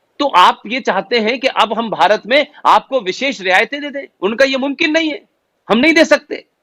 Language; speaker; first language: Hindi; native; Hindi